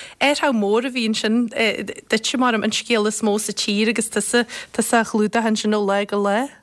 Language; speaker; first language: Irish; native; Irish